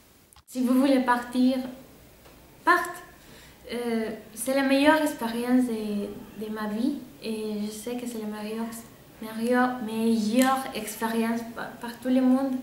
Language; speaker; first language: French; non-native, fluent; Spanish